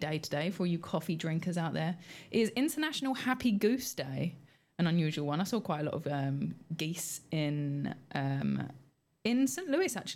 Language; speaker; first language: English; native; English